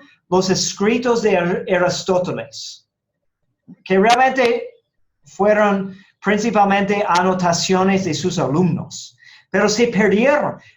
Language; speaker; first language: Spanish; non-native, fluent; English